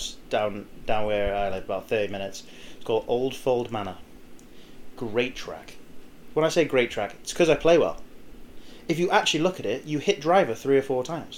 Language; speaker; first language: English; native; English